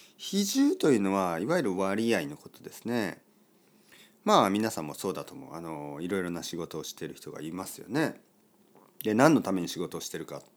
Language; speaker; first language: Japanese; native; Japanese